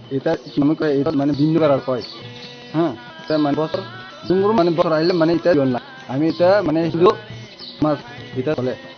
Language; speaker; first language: Bangla; non-native, local second language; Kok Borok